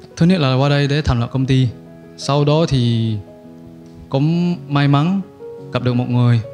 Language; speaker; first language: Vietnamese; non-native, fluent; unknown